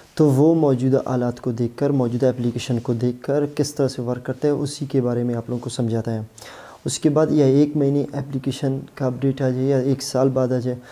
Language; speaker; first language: Urdu; non-native, local second language; Baluchi